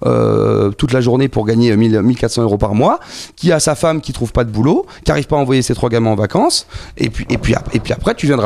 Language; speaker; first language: French; native; French